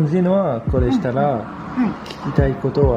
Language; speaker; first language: Japanese; non-native, fluent; French